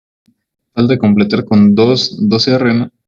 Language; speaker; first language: Spanish; native; Spanish